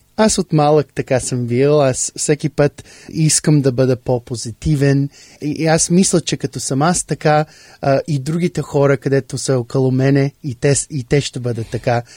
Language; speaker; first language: Bulgarian; early bilingual, heritage; English